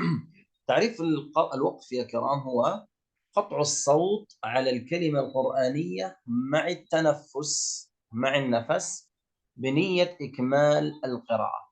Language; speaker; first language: Arabic; native; Arabic